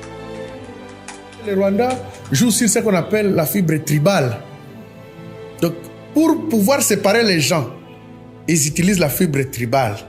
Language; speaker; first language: French; non-native, local second language; Swahili